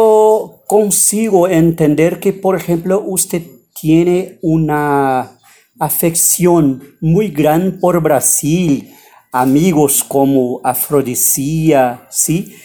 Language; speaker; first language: Spanish; non-native, fluent; Portuguese